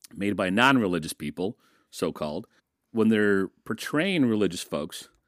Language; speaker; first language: English; early bilingual, other home language; Russian